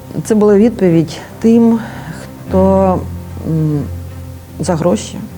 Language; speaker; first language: Ukrainian; native; Ukrainian